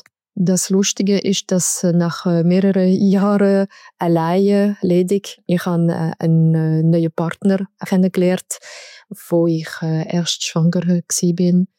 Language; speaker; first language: German; non-native, local second language; French